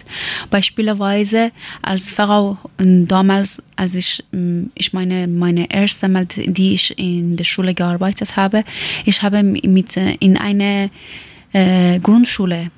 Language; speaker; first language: German; non-native, learner; Persian